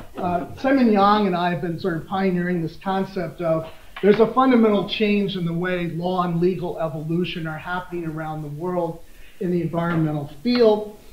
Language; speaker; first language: English; native; English